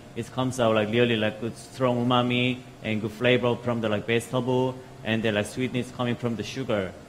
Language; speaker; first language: English; non-native, learner; Korean